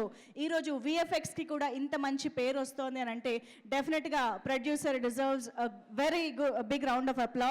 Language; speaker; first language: Telugu; native; Telugu